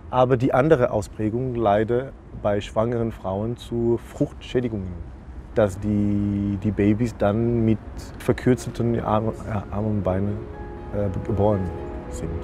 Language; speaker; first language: German; non-native, fluent; Portuguese